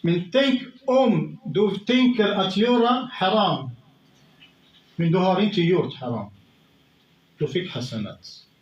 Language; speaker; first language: Swedish; non-native, fluent; Arabic